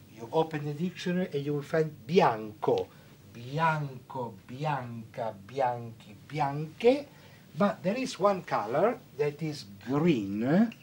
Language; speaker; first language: English; non-native, fluent; Italian